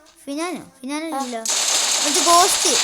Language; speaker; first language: Malayalam; native; Malayalam